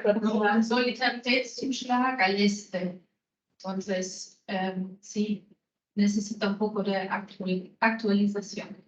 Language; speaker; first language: Spanish; non-native, fluent; German